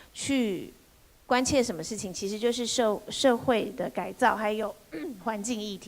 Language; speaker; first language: Chinese; native; Chinese